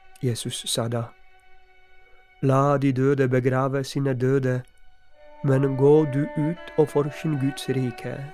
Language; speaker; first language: Norwegian; non-native, fluent; Polish